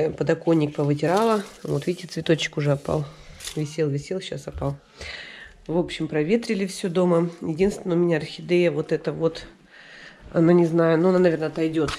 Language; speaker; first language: Russian; native; Russian